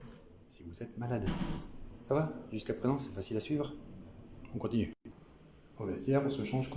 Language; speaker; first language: French; native; French